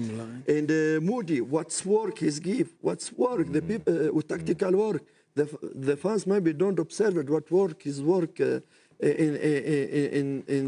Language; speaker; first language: English; non-native, learner; French